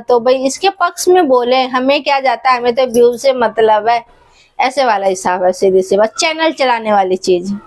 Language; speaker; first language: Hindi; native; Hindi